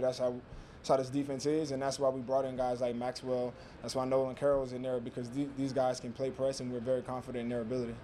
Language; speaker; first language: English; native; English